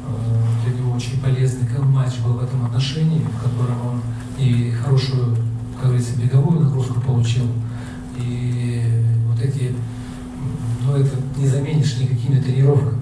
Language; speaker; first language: Russian; native; Russian